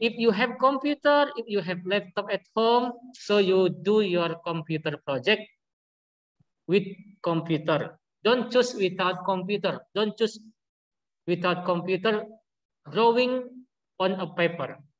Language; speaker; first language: English; non-native, learner; Indonesian